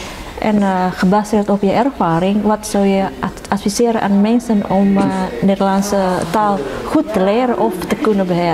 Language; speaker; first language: Dutch; non-native, learner; Indonesian